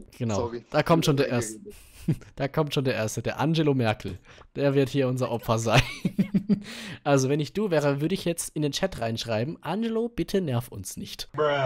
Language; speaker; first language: German; native; German